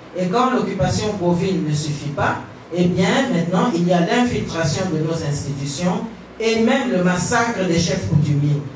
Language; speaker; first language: French; non-native, local second language; Kongo